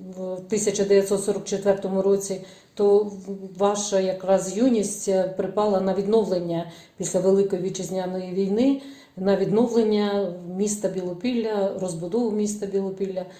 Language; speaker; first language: Ukrainian; native; Ukrainian